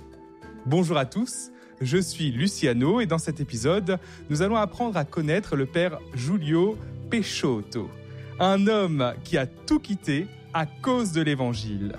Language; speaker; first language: French; native; French